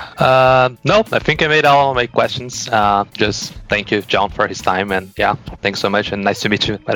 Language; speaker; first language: English; non-native, fluent; Portuguese